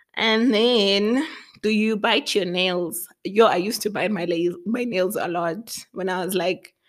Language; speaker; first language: English; non-native, local second language; Venda